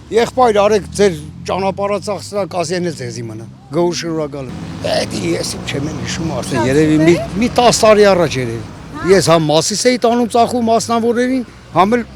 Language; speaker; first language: Armenian; native; Armenian